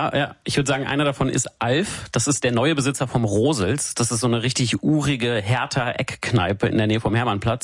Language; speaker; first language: German; native; German